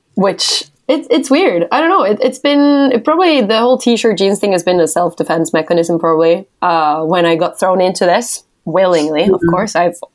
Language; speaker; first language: English; non-native, fluent; Norwegian